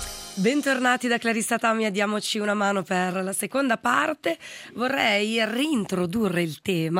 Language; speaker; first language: Italian; native; Italian